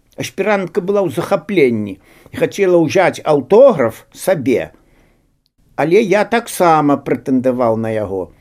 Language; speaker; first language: Belarusian; native; Belarusian